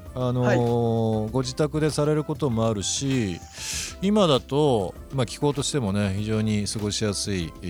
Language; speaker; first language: Japanese; native; Japanese